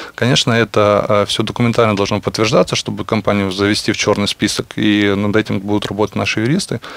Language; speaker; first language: Russian; native; Russian